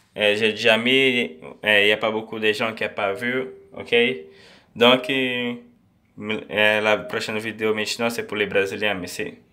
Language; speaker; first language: French; non-native, learner; Portuguese